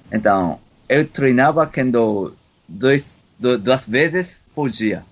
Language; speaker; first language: Portuguese; non-native, learner; Japanese